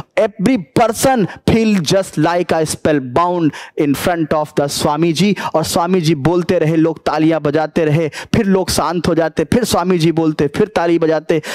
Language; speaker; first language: Hindi; native; Hindi